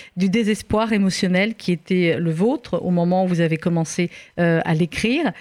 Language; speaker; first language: French; native; French